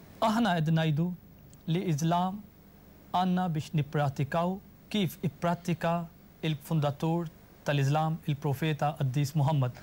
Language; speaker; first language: Maltese; non-native, fluent; Urdu